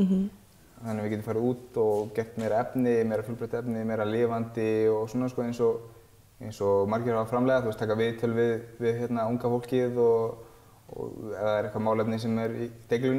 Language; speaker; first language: Icelandic; native; Icelandic